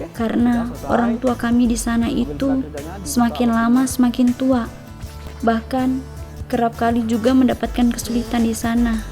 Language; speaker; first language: Indonesian; early bilingual, heritage; Indonesian